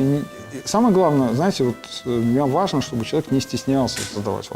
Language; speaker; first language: Russian; native; Russian